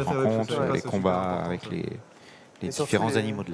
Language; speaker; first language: French; native; French